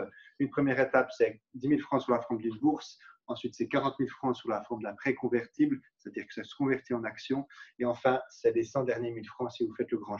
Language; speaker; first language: French; native; French